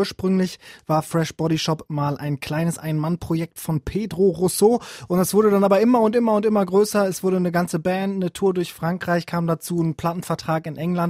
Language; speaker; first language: German; native; German